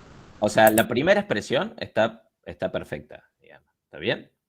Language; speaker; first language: Spanish; native; Spanish